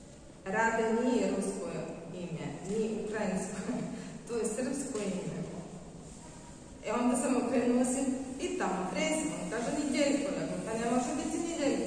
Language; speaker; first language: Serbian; non-native, fluent; Russian